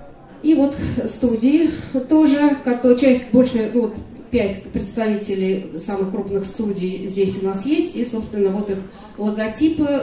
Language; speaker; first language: Russian; native; Russian